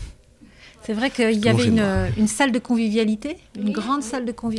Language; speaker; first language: French; native; French